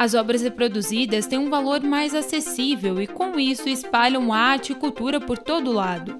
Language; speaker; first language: Portuguese; native; Portuguese